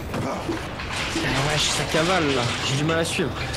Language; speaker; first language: French; native; French